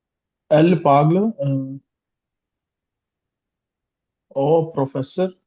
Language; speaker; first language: French; non-native, learner; Hindi